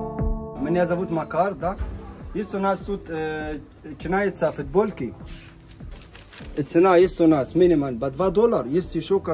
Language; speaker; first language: Russian; non-native, learner; Arabic